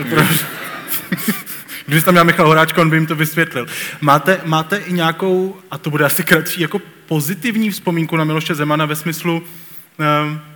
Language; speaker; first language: Czech; native; Czech